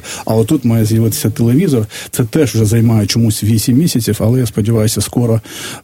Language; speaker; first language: Ukrainian; native; Ukrainian